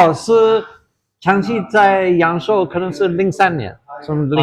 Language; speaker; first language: Chinese; non-native, fluent; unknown